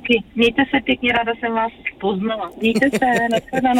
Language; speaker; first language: Czech; native; Czech